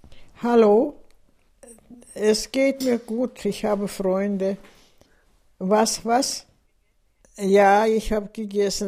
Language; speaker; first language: German; non-native, fluent; Russian